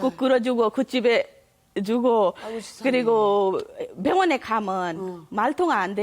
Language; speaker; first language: Korean; non-native, learner; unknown